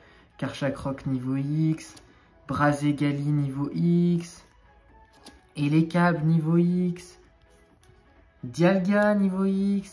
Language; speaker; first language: French; native; French